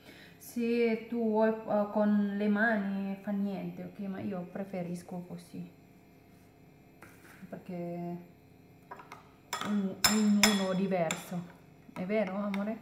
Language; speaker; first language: Italian; non-native, learner; Indonesian